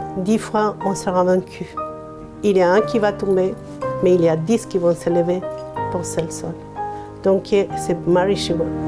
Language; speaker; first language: French; non-native, fluent; Spanish